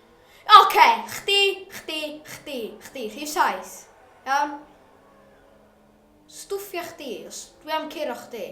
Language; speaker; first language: Welsh; non-native, local second language; English